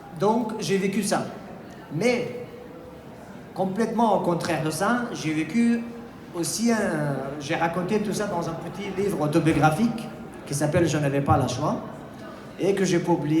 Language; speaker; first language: French; non-native, fluent; Persian